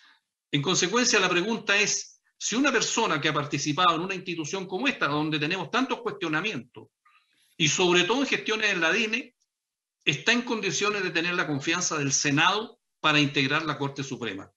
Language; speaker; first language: Spanish; native; Spanish